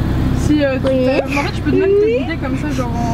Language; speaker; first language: French; native; French